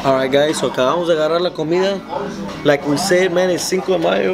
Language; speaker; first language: English; early bilingual, other home language; Spanish